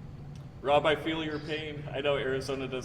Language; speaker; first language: English; native; English